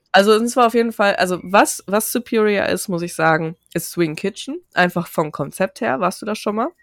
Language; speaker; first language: German; early bilingual, other home language; Turkish